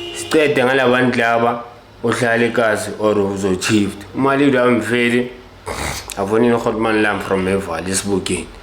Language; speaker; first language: Zulu; native; Zulu